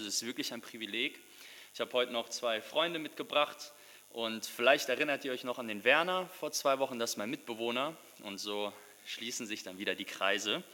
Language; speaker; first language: German; early bilingual, other home language; Russian